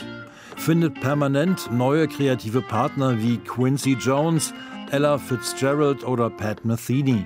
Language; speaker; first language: German; native; German